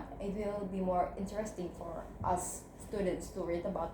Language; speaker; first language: English; non-native, learner; Indonesian